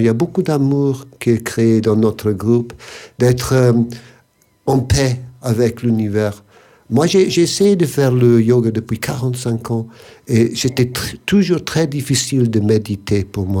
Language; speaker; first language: French; non-native, fluent; English